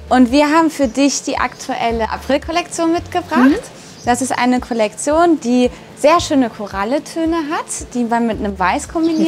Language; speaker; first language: German; native; German